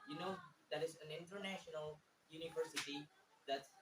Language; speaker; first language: English; non-native, learner; Indonesian